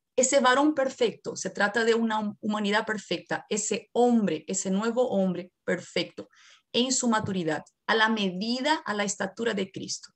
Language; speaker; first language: Spanish; non-native, fluent; Portuguese